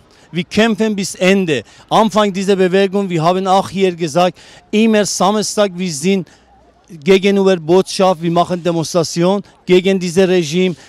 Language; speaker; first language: German; non-native, learner; Persian